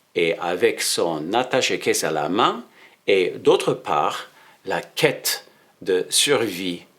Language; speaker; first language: French; non-native, fluent; English